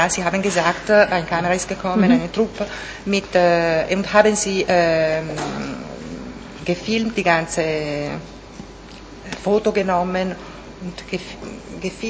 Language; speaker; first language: German; non-native, fluent; Italian